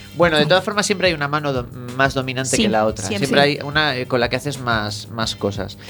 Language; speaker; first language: Spanish; native; Spanish